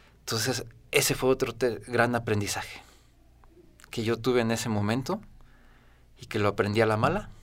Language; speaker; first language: Spanish; native; Spanish